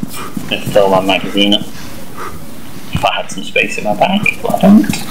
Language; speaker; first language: English; native; English